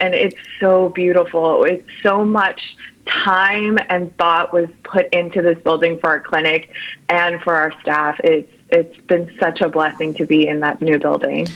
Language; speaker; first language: English; early bilingual, other home language; Spanish